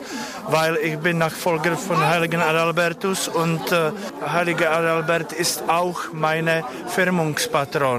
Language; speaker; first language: German; non-native, fluent; Czech